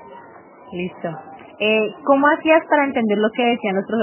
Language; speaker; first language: Spanish; native; Spanish